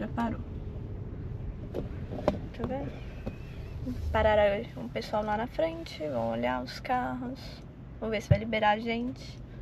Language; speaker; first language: Portuguese; native; Portuguese